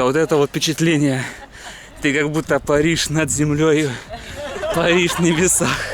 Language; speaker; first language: Russian; native; Russian